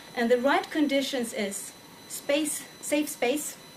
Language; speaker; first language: English; non-native, fluent; Swedish